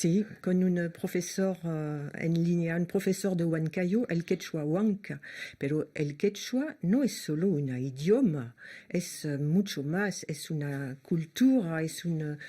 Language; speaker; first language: Spanish; non-native, fluent; French